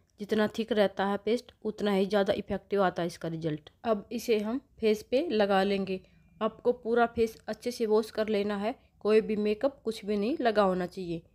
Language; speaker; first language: Hindi; native; Hindi